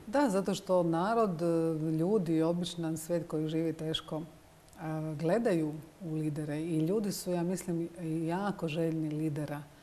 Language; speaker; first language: Croatian; native; Croatian